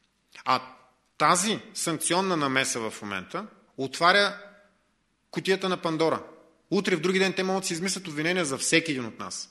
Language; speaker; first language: Bulgarian; native; Bulgarian